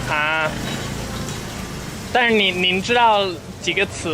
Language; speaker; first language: Chinese; non-native, fluent; English